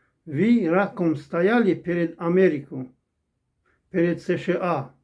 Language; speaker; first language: Russian; non-native, fluent; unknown